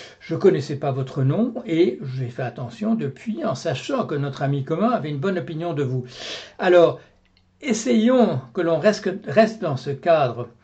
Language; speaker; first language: French; native; French